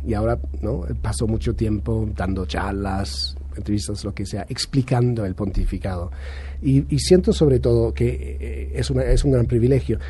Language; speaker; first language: Spanish; non-native, fluent; English